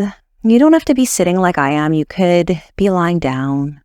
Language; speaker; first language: English; native; English